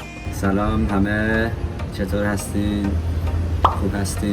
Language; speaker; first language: Persian; early bilingual, heritage; Persian